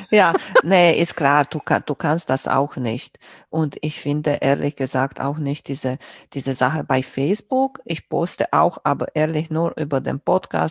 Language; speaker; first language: German; non-native, fluent; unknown